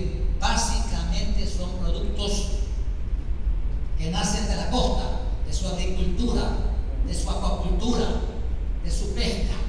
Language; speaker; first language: Spanish; native; Spanish